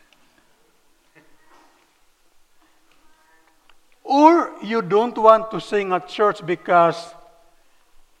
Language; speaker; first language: English; non-native, local second language; Cebuano